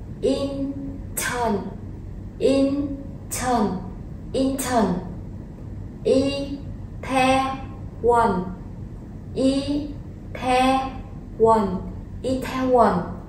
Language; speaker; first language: Korean; non-native, fluent; Vietnamese